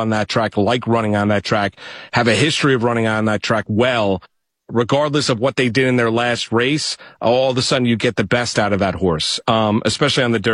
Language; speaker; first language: English; native; English